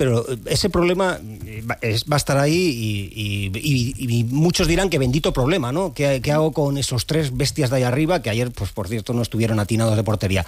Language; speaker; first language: Spanish; native; Spanish